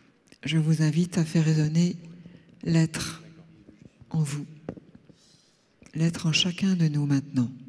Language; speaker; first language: French; native; French